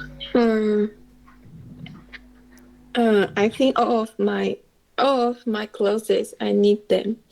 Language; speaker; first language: English; non-native, learner; Chinese